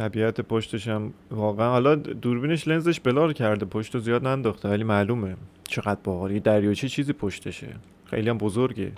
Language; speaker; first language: Persian; native; Persian